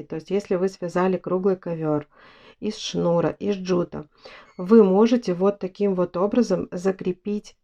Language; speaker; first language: Russian; native; Russian